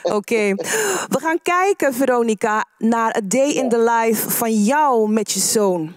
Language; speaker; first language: Dutch; native; Dutch